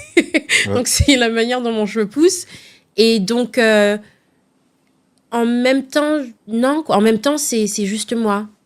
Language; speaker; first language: French; early bilingual, other home language; Lingala